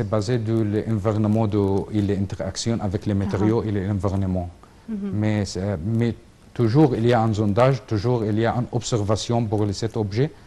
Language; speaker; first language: French; non-native, learner; Arabic